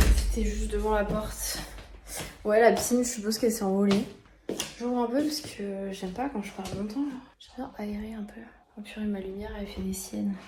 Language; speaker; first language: French; native; French